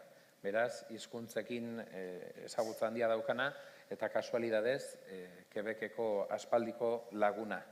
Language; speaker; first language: Basque; native; Basque